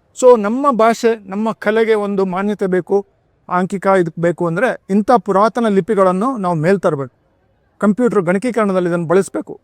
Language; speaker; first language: Kannada; non-native, local second language; Tulu